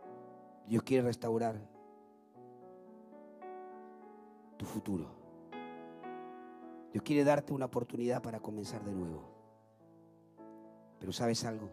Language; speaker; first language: Spanish; native; Spanish